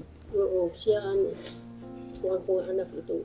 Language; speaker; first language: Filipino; non-native, local second language; Waray